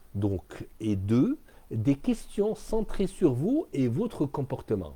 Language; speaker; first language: French; non-native, local second language; Arabic